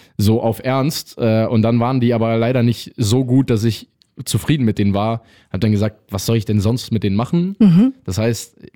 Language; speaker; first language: German; native; German